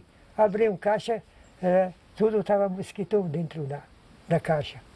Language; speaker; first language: Portuguese; non-native, local second language; Polish